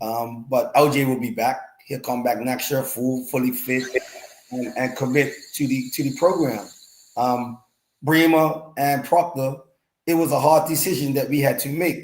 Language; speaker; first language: English; native; English